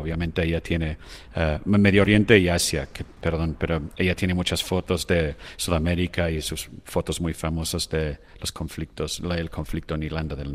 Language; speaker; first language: Spanish; non-native, fluent; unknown